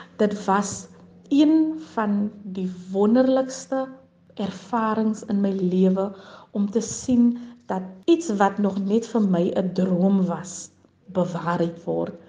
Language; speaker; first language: Afrikaans; native; Afrikaans